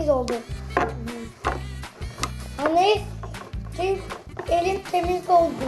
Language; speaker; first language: Turkish; early bilingual, heritage; Turkish